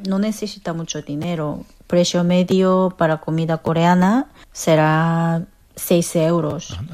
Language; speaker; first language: Spanish; non-native, learner; Korean